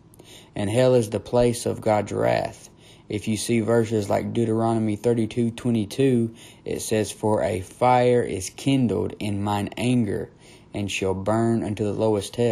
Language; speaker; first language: English; native; English